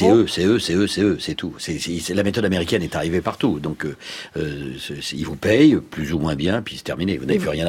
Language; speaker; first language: French; native; French